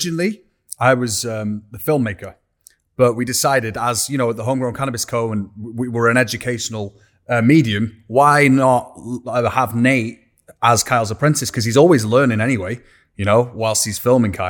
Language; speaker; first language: English; native; English